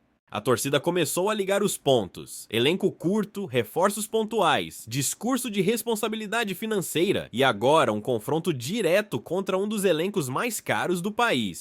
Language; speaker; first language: Portuguese; native; Portuguese